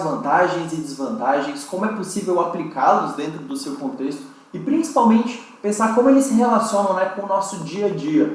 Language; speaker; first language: Portuguese; native; Portuguese